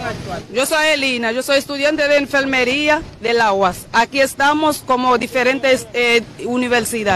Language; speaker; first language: Spanish; non-native, learner; Haitian Creole